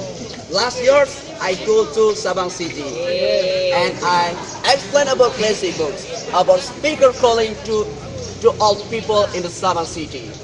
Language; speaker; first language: English; non-native, learner; Indonesian